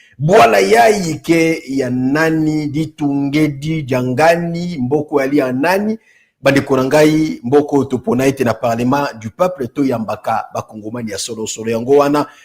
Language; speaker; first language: Lingala; non-native, local second language; Kongo